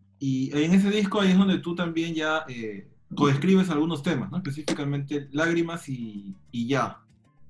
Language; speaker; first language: Spanish; native; Spanish